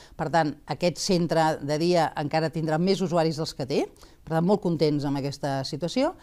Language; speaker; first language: Catalan; native; Catalan